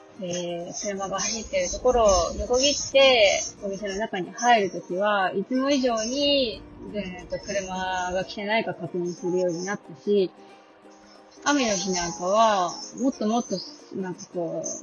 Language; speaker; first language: Japanese; native; Japanese